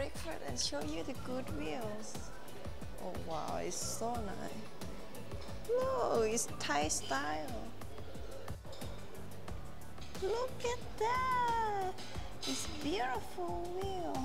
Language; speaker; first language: English; non-native, learner; Thai